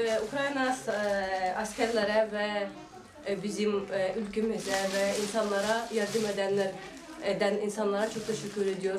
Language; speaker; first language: Turkish; non-native, fluent; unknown